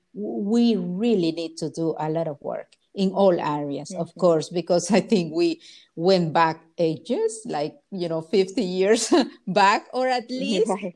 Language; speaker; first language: English; non-native, fluent; Spanish